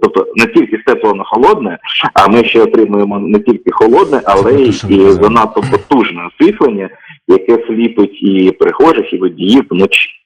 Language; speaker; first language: Ukrainian; native; Ukrainian